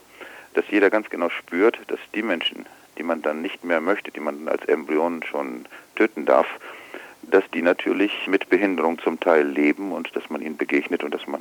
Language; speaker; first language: German; native; German